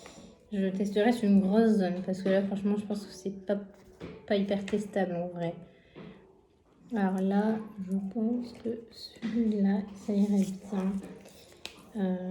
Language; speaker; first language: French; native; French